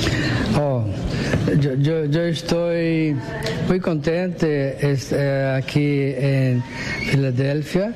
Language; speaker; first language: Spanish; non-native, learner; Portuguese